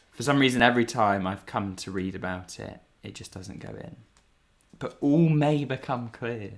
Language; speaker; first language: English; native; English